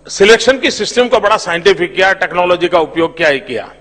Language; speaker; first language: Hindi; non-native, local second language; Gujarati